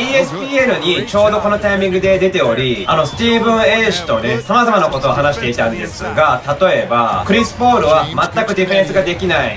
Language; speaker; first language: Japanese; native; Japanese